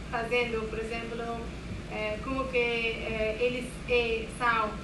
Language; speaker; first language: Portuguese; non-native, learner; Persian